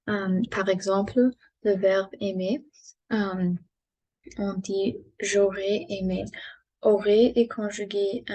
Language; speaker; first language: French; non-native, learner; English